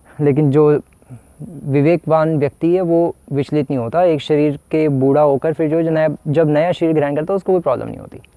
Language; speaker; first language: Hindi; native; Hindi